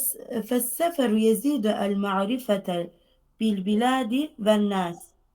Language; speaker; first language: Arabic; non-native, fluent; Turkish